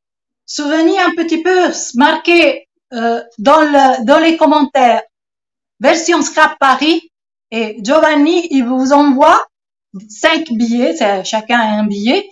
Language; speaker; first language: French; non-native, fluent; Italian